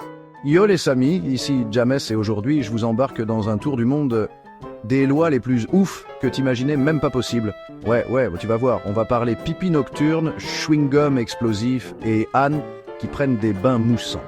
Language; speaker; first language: French; native; French